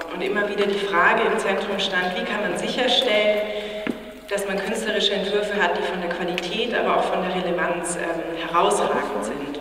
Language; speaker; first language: German; native; German